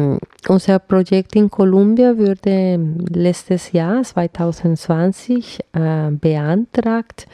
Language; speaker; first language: German; non-native, fluent; Spanish